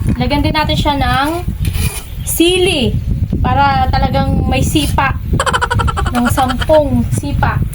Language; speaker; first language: Filipino; native; Filipino